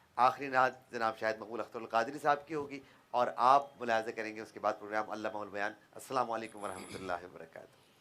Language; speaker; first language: Urdu; native; Urdu